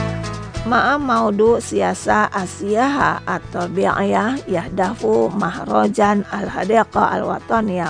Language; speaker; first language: Arabic; non-native, fluent; Indonesian